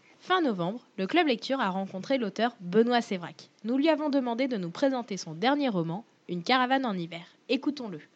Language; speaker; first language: French; native; French